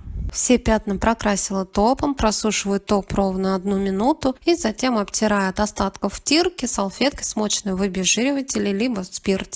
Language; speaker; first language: Russian; native; Russian